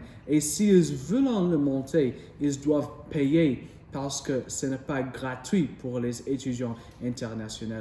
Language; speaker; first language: French; non-native, learner; English